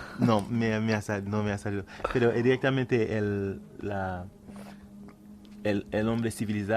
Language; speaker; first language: Spanish; non-native, fluent; Haitian Creole